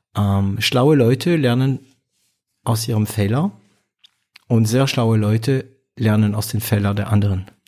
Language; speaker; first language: German; non-native, fluent; French